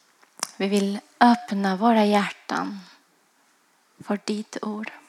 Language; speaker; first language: Swedish; non-native, fluent; Spanish